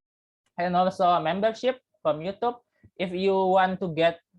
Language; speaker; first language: English; non-native, learner; Indonesian